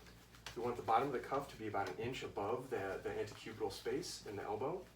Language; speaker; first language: English; native; English